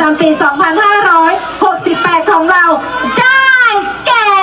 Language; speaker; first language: Thai; native; Thai